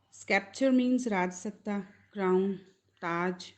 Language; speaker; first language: English; non-native, local second language; Punjabi